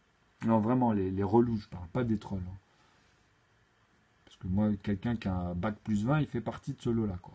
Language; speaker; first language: French; native; French